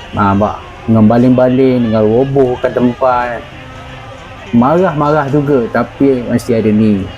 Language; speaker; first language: Malay; native; Malay